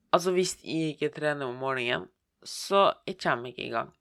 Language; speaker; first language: Norwegian; native; Norwegian